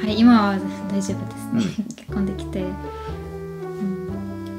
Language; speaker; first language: Japanese; non-native, learner; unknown